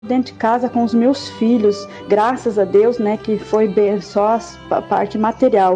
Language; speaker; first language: Portuguese; native; Portuguese